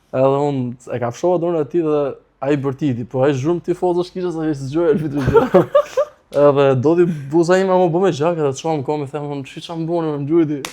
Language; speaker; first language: Albanian; native; Albanian